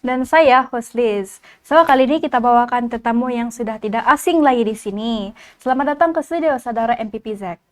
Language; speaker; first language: Malay; native; Malay